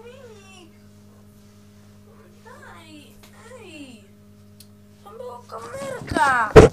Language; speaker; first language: Polish; early bilingual, heritage; Dutch